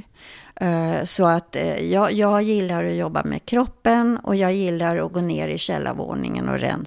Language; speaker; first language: Swedish; early bilingual, other home language; German